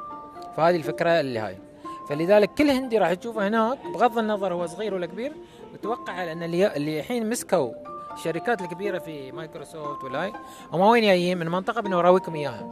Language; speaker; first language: Arabic; native; Arabic